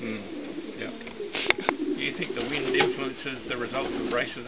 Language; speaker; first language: English; native; English